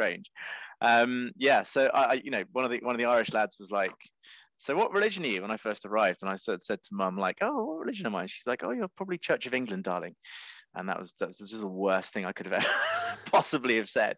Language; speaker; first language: English; native; English